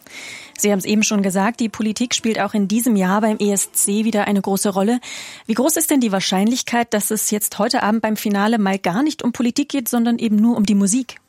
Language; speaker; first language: German; native; German